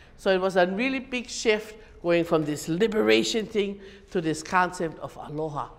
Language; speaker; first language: English; native; English